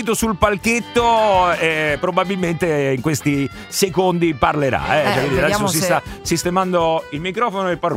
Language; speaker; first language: Italian; native; Italian